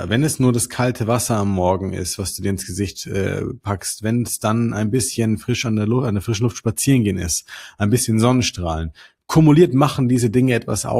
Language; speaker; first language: German; native; German